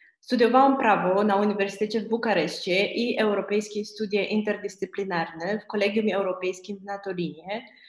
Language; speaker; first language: Polish; non-native, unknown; Romanian